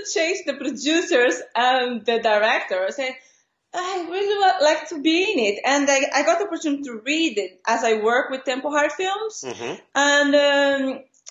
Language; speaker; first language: English; non-native, fluent; Portuguese